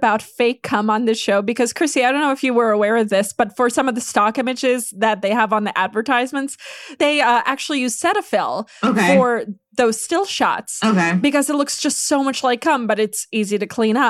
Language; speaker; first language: English; non-native, fluent; Polish